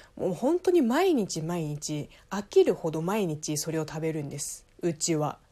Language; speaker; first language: Japanese; non-native, fluent; Chinese